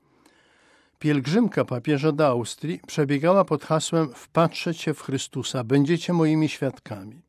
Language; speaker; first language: Polish; native; Polish